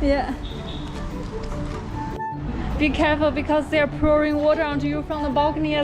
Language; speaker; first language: English; non-native, fluent; Chinese